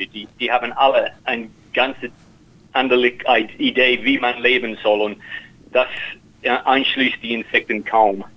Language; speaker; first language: German; non-native, learner; English